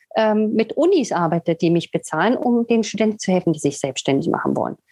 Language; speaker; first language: German; native; German